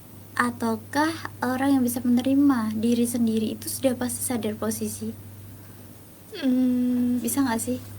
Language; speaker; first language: Indonesian; native; Indonesian